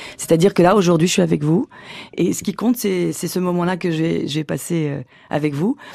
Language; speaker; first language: French; early bilingual, other home language; Portuguese